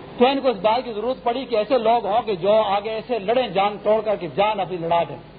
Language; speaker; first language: Urdu; native; Urdu